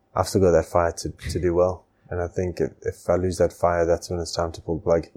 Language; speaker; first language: English; native; English